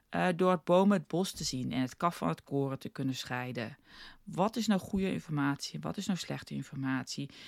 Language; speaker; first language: Dutch; early bilingual, heritage; Afrikaans